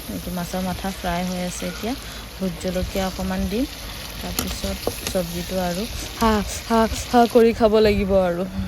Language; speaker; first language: Assamese; non-native, local second language; Manipuri